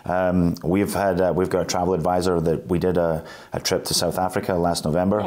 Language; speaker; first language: English; native; English